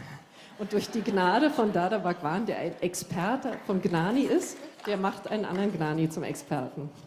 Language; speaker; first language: German; native; German